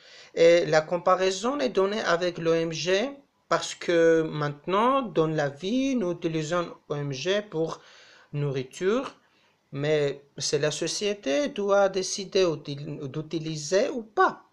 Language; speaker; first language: French; non-native, fluent; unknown